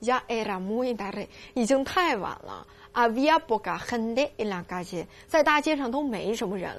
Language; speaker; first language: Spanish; non-native, learner; Chinese